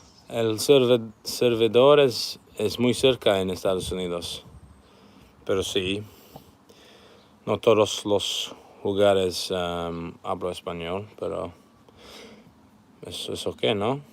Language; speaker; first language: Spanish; non-native, learner; English